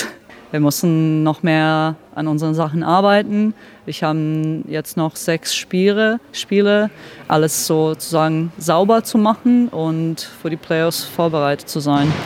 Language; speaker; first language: German; non-native, fluent; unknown